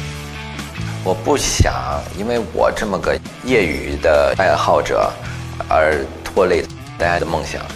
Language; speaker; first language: Chinese; non-native, fluent; Russian